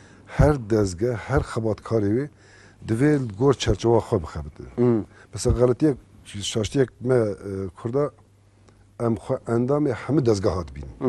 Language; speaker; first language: Kurdish; native; Kurdish